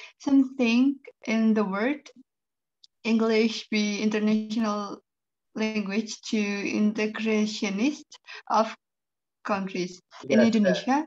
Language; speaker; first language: English; non-native, fluent; Indonesian